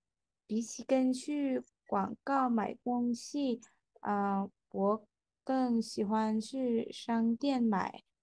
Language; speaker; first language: Chinese; non-native, learner; Vietnamese